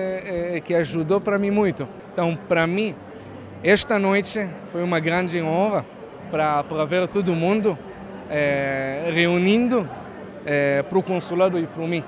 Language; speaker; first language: Portuguese; non-native, fluent; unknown